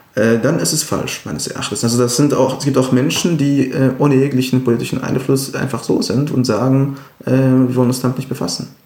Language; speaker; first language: German; non-native, fluent; Arabic